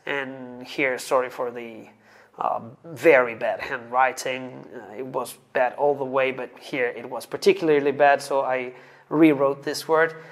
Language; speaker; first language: English; non-native, fluent; Italian